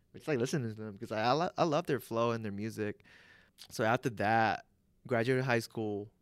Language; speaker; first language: English; early bilingual, other home language; Vietnamese